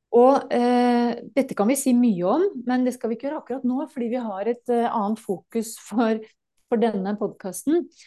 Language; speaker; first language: Norwegian; native; Norwegian